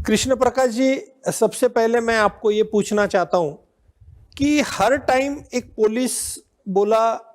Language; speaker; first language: Hindi; non-native, local second language; Marathi